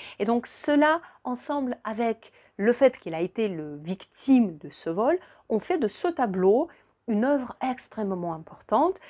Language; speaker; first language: French; non-native, fluent; Russian